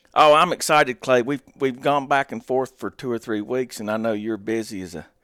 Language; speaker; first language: English; native; English